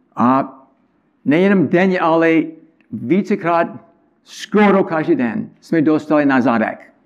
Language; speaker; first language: Czech; non-native, learner; English